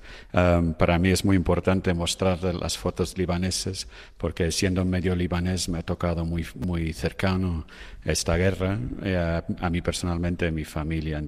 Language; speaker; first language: Spanish; non-native, fluent; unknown